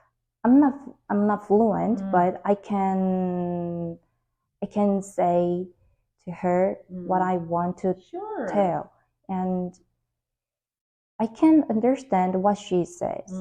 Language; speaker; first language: English; non-native, learner; Korean